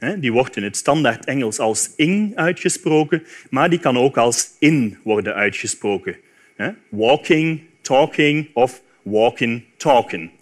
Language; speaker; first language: Dutch; native; Dutch